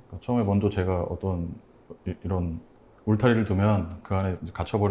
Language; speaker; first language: Korean; native; Korean